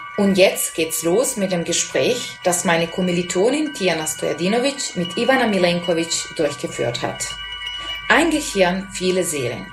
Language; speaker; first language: German; non-native, fluent; Serbian